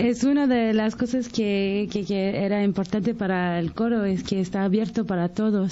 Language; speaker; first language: Spanish; early bilingual, heritage; Spanish